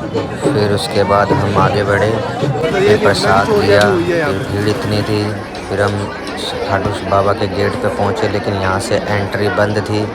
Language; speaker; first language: Hindi; native; Hindi